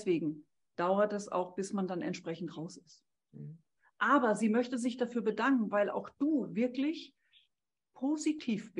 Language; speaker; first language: German; native; German